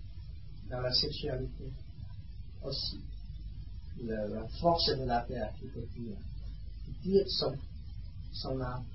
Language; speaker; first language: French; non-native, learner; Vietnamese